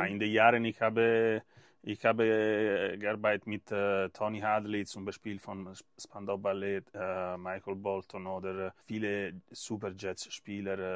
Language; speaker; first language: German; non-native, learner; Italian